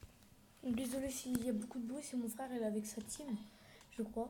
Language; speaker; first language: French; native; French